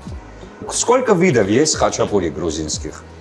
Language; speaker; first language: Russian; non-native, fluent; Armenian